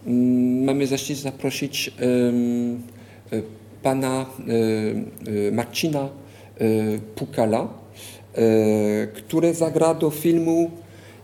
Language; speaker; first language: Polish; non-native, fluent; French